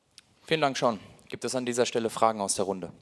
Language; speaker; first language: German; native; German